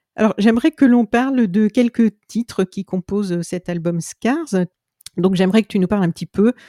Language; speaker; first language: French; native; French